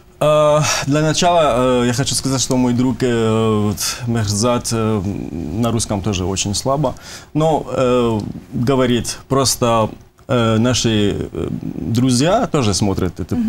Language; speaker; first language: Russian; non-native, fluent; Persian